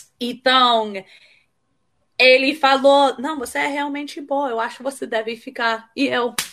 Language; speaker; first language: Portuguese; early bilingual, heritage; Portuguese